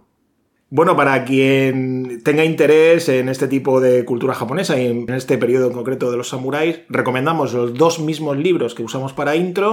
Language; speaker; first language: Spanish; native; Spanish